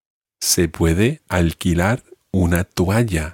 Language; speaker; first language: Spanish; non-native, fluent; English